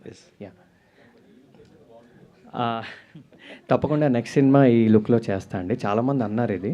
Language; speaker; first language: Telugu; native; Telugu